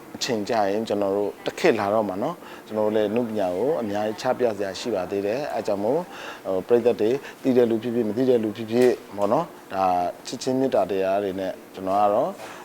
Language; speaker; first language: Burmese; native; Burmese